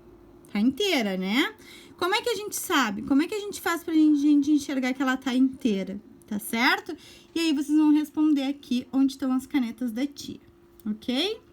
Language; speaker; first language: Portuguese; native; Portuguese